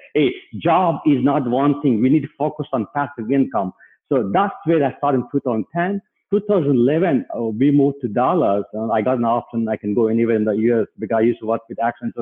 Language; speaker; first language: English; non-native, local second language; Telugu